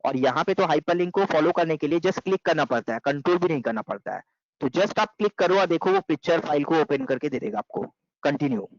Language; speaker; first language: Hindi; non-native, local second language; Bangla